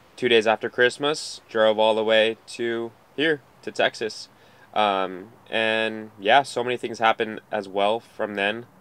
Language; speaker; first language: English; native; English